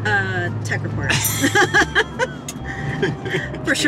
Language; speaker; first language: English; native; English